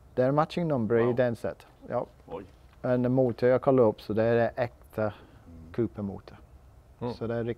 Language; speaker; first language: Swedish; non-native, learner; English